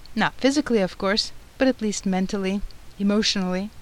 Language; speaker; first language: English; non-native, fluent; Turkish